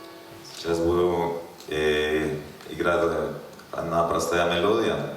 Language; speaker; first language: Russian; non-native, learner; Spanish